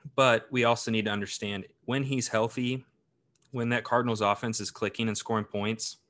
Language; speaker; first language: English; native; English